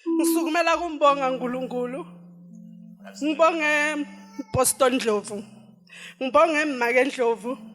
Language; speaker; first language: Zulu; non-native, local second language; Swati